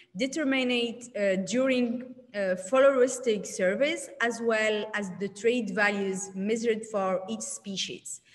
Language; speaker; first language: English; non-native, learner; Arabic